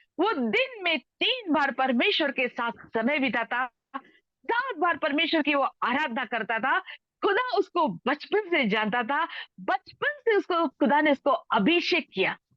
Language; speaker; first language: Hindi; non-native, local second language; Telugu